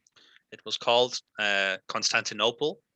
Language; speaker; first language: English; non-native, fluent; Spanish